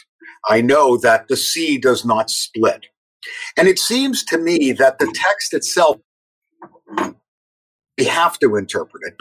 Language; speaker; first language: English; native; English